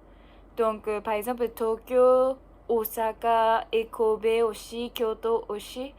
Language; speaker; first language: French; non-native, learner; Japanese